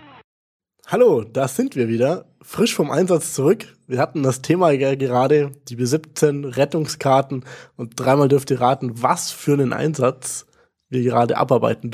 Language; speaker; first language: German; native; German